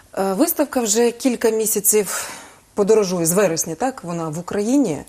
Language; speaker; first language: Ukrainian; native; Ukrainian